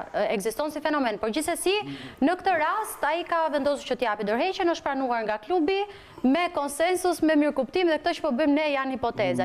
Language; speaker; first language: Albanian; native; Albanian